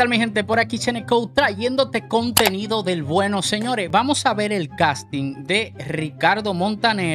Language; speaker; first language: Spanish; native; Spanish